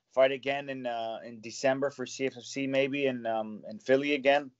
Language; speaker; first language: English; native; English